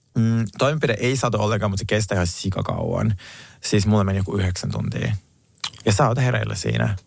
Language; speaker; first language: Finnish; native; Finnish